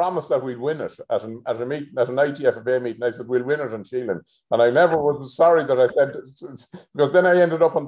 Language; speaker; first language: English; native; English